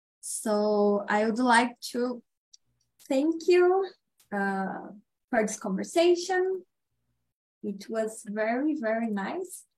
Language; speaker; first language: English; non-native, learner; Portuguese